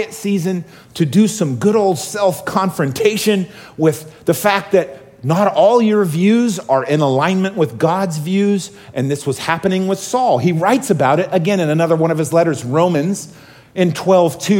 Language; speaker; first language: English; native; English